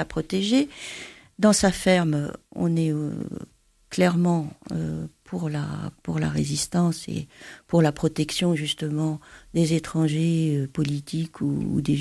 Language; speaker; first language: French; native; French